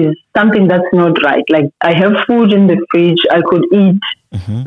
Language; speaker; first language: English; non-native, local second language; Xhosa